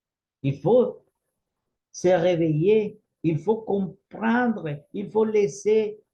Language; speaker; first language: French; non-native, fluent; Spanish